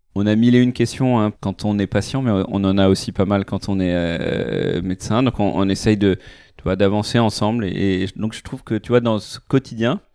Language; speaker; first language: French; native; French